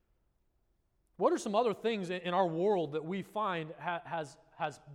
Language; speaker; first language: English; native; English